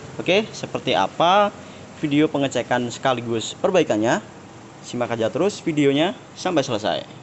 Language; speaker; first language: Indonesian; non-native, local second language; Javanese